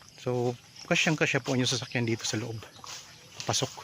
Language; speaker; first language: Filipino; native; Filipino